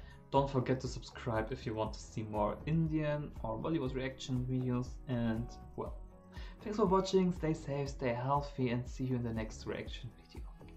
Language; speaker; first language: English; non-native, fluent; German